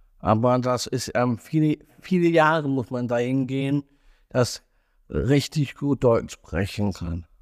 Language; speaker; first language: German; non-native, learner; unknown